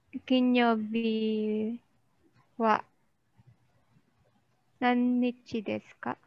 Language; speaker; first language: Japanese; non-native, learner; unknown